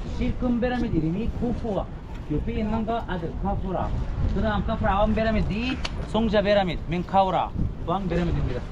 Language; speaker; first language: Korean; non-native, fluent; Arabic